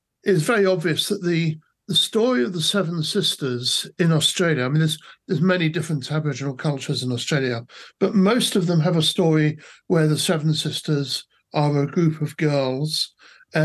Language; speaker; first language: English; native; English